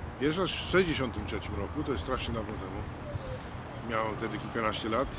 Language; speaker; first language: Polish; early bilingual, heritage; Polish